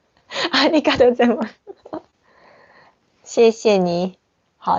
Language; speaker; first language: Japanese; non-native, fluent; Chinese